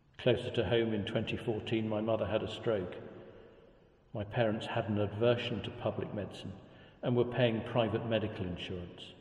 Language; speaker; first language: English; native; English